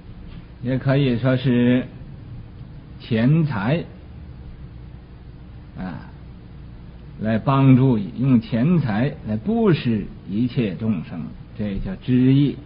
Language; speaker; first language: Chinese; native; Chinese